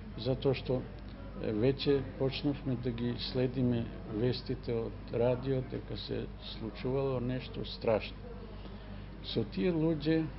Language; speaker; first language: Macedonian; non-native, local second language; Albanian